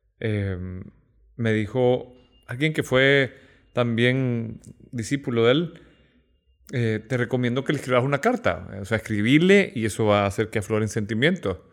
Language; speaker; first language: Spanish; native; Spanish